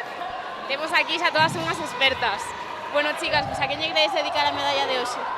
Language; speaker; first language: Galician; native; Galician